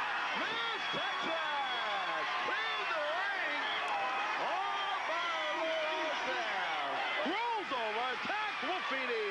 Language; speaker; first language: English; native; English